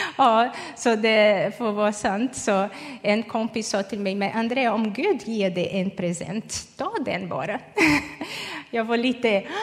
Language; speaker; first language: Swedish; non-native, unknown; Portuguese